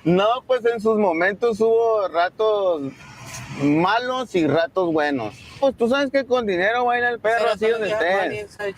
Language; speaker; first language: Spanish; native; Spanish